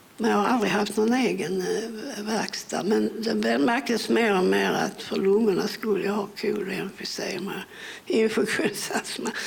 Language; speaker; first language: Swedish; early bilingual, other home language; English